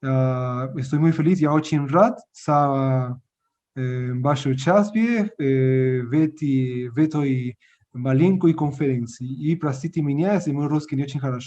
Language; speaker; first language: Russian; non-native, learner; Spanish